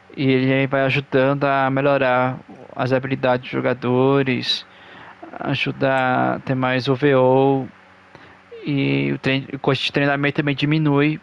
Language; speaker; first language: Portuguese; native; Portuguese